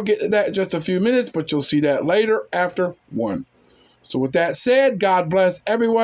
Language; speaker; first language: English; native; English